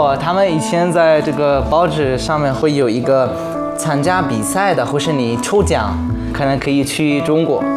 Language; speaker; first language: Chinese; non-native, fluent; Arabic